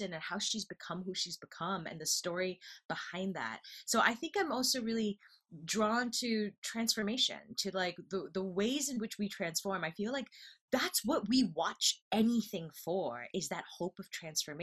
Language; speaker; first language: English; native; English